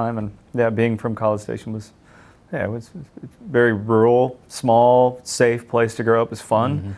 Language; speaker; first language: English; native; English